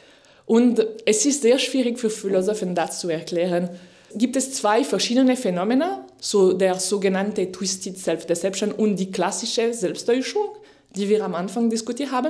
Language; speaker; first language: German; non-native, fluent; French